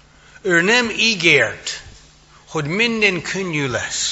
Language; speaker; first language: Hungarian; non-native, fluent; English